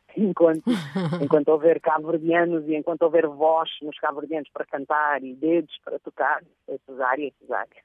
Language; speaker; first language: Portuguese; non-native, local second language; Kabuverdianu